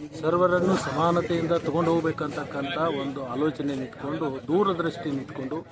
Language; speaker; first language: Kannada; native; Kannada